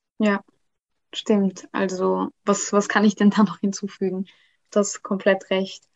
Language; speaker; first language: German; early bilingual, other home language; Somali